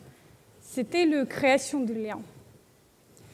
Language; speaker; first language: French; non-native, learner; Russian